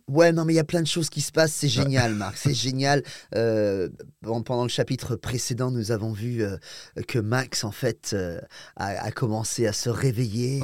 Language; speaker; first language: French; native; French